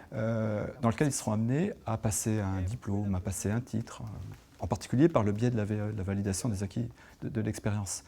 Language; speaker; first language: French; native; French